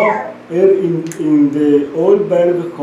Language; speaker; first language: German; non-native, learner; Portuguese